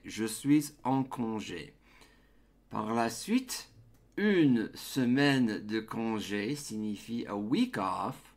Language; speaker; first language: French; non-native, fluent; English